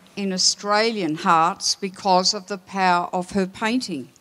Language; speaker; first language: English; native; English